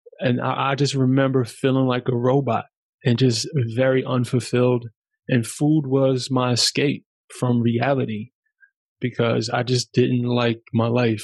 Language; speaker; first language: English; early bilingual, other home language; German